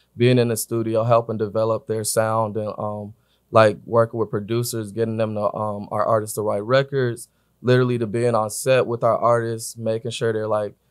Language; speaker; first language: English; native; English